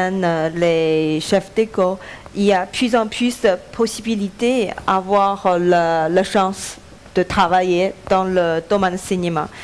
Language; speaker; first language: French; non-native, learner; Chinese